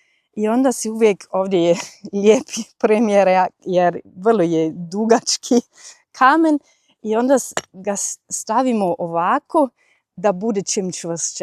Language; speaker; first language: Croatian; non-native, fluent; German